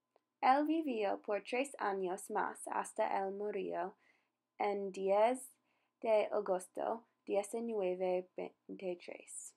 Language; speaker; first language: Spanish; non-native, learner; English